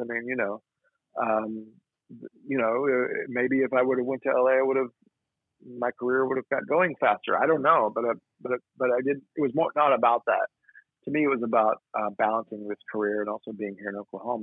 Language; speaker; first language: English; native; English